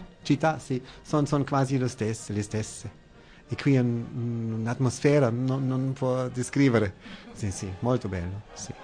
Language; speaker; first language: Italian; non-native, learner; German